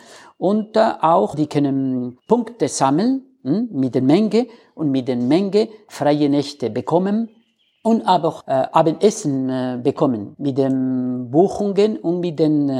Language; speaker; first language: German; non-native, fluent; Spanish